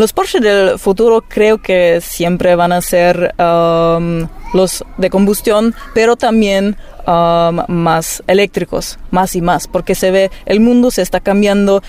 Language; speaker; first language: Spanish; non-native, fluent; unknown